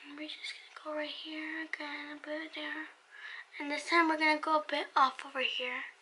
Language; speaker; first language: English; early bilingual, other home language; Spanish